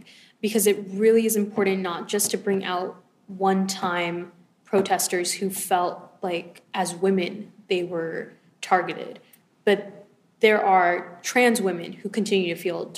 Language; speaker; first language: English; native; English